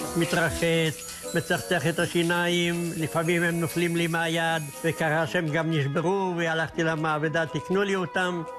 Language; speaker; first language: Hebrew; native; Hebrew